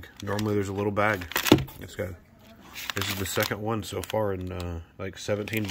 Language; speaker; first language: English; native; English